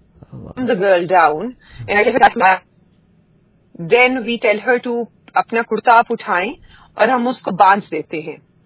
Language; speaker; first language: English; non-native, local second language; Urdu